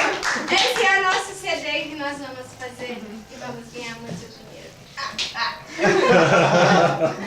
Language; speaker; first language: Portuguese; non-native, local second language; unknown